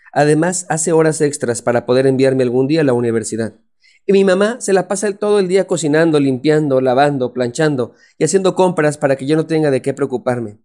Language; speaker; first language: Spanish; native; Spanish